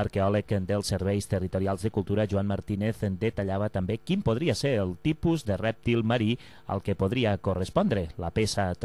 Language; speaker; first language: Catalan; native; Catalan